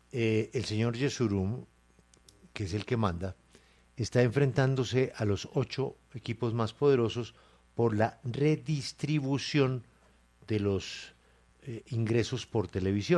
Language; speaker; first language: Spanish; native; Spanish